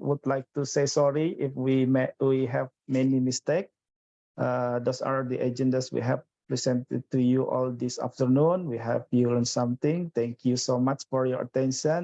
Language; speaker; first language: English; non-native, fluent; Indonesian